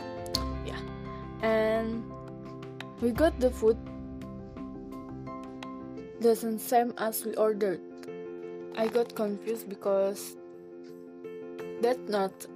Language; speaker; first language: English; non-native, learner; Indonesian